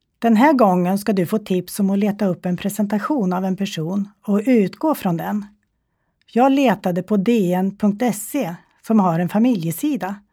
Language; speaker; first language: Swedish; native; Swedish